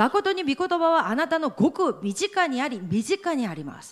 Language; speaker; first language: Japanese; non-native, fluent; Korean